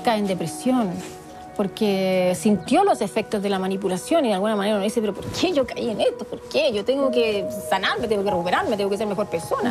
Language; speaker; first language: Spanish; native; Spanish